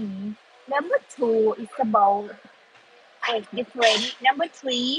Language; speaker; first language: English; non-native, learner; Thai